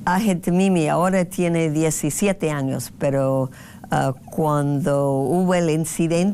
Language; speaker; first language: Spanish; non-native, fluent; English